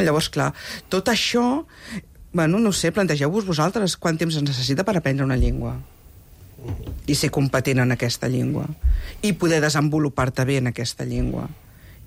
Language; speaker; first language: Catalan; native; Catalan